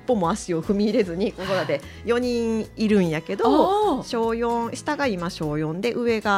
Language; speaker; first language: Japanese; native; Japanese